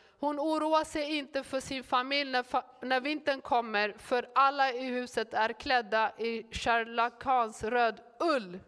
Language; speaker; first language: Swedish; non-native, fluent; Amharic